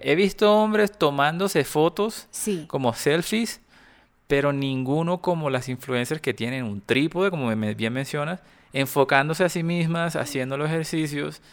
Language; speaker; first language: Spanish; native; Spanish